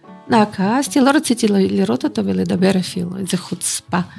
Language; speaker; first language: Hebrew; non-native, fluent; Russian